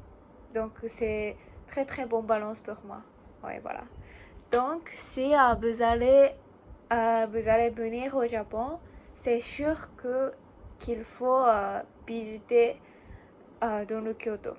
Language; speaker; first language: French; non-native, learner; Japanese